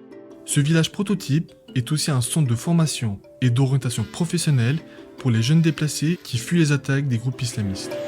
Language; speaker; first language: French; native; French